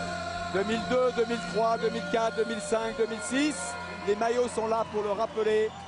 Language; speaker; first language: French; native; French